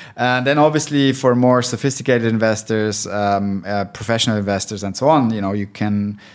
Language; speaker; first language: English; non-native, fluent; German